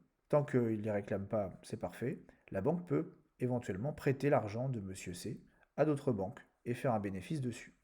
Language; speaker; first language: French; native; French